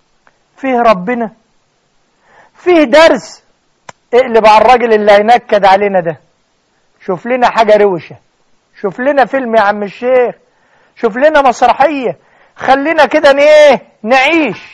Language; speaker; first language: Arabic; native; Arabic